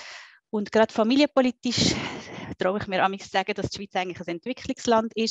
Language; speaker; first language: German; native; German